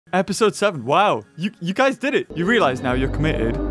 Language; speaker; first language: English; native; English